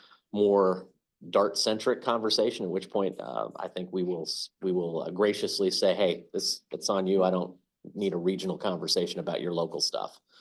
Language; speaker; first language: English; native; English